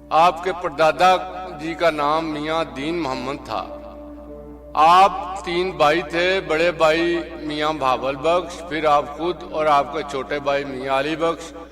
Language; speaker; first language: Urdu; non-native, local second language; Punjabi